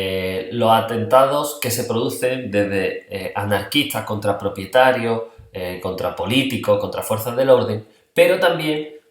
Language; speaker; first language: Spanish; native; Spanish